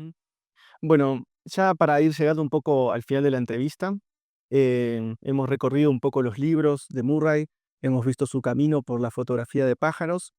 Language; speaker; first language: Spanish; native; Spanish